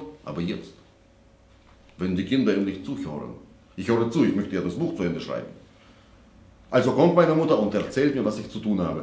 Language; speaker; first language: German; non-native, fluent; Russian